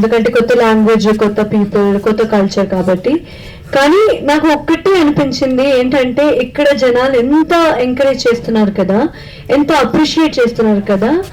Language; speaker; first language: Telugu; non-native, fluent; Hindi